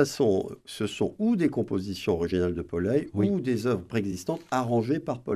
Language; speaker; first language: French; native; French